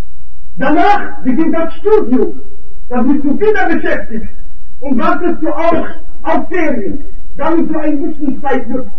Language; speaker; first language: German; non-native, fluent; Arabic